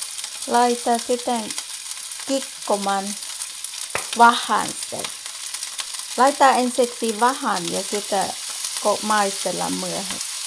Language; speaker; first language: Finnish; non-native, learner; Thai